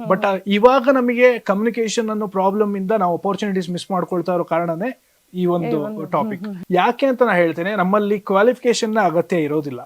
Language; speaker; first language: Kannada; native; Kannada